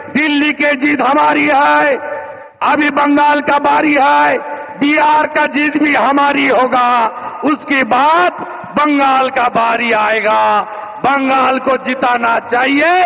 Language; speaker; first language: Hindi; non-native, local second language; Bangla